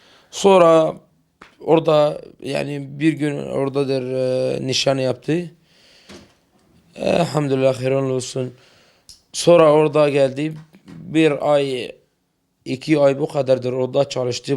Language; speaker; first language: Turkish; non-native, learner; Arabic